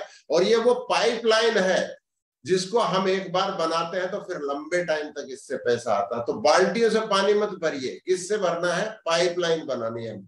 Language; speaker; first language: Hindi; native; Hindi